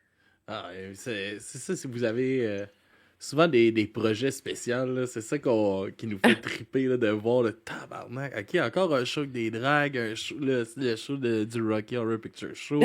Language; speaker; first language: French; native; French